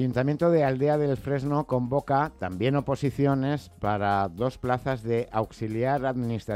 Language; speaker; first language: Spanish; native; Spanish